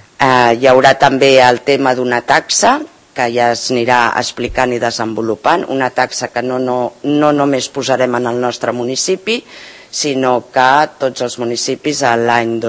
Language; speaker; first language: Catalan; native; Catalan